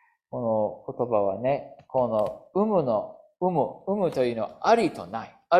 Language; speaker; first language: Japanese; non-native, fluent; English